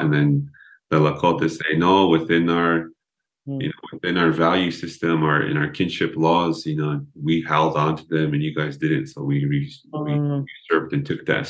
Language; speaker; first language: English; early bilingual, other home language; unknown